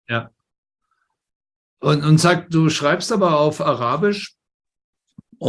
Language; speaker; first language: German; native; German